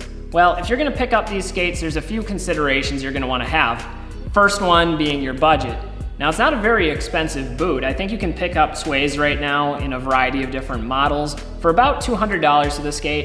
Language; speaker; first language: English; native; English